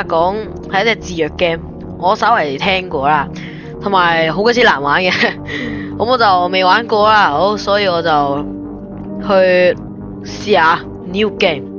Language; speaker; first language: Chinese; native; Chinese